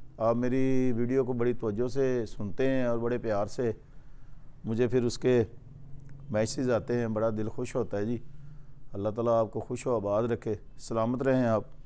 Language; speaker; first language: Urdu; non-native, local second language; Punjabi